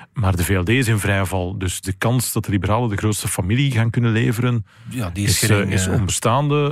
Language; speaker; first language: Dutch; native; Dutch